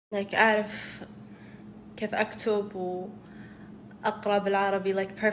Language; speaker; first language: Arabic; early bilingual, heritage; Arabic